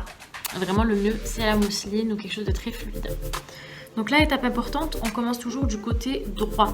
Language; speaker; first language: French; native; French